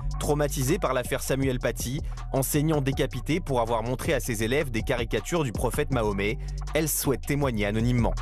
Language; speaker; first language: French; native; French